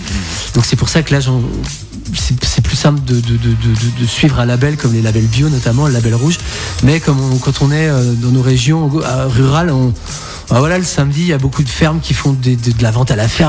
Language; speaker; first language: French; native; French